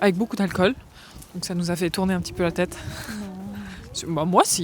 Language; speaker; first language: French; native; French